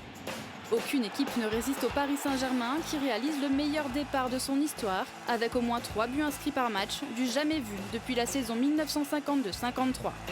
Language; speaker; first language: French; native; French